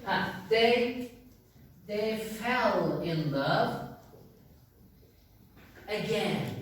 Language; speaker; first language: English; non-native, fluent; Turkish